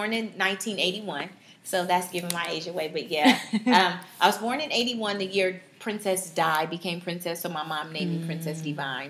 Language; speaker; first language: English; native; English